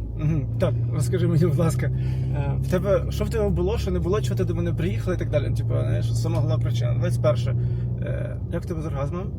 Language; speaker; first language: Ukrainian; non-native, local second language; Russian